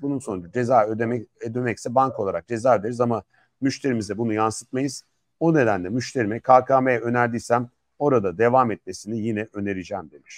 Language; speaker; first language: Turkish; native; Turkish